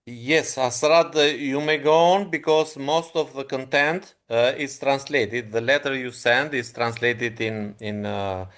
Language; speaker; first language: English; non-native, fluent; Albanian